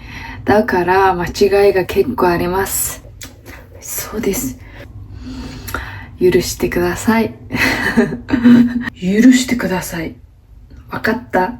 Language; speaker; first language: Japanese; non-native, fluent; Mongolian